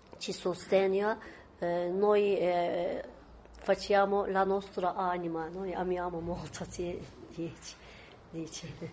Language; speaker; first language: Italian; non-native, fluent; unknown